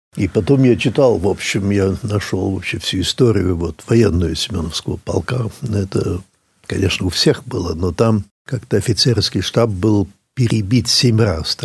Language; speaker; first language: Russian; early bilingual, heritage; English